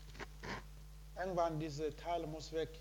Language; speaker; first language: German; non-native, learner; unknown